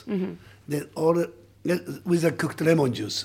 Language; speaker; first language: English; non-native, learner; Japanese